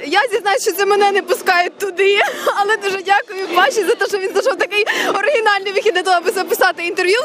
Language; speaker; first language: Ukrainian; native; Ukrainian